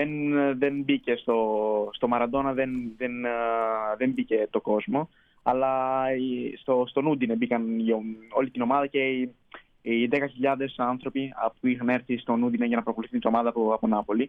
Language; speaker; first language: Greek; early bilingual, heritage; Greek